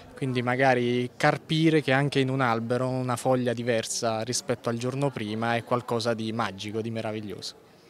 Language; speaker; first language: Italian; native; Italian